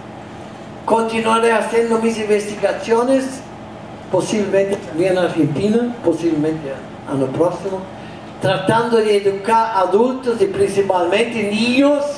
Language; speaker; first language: Spanish; non-native, fluent; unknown